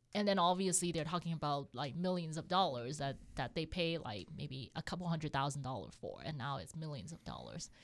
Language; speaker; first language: English; non-native, local second language; Cantonese